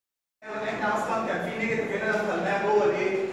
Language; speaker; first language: Arabic; native; Arabic